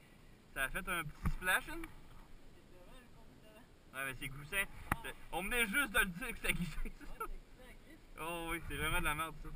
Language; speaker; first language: French; native; French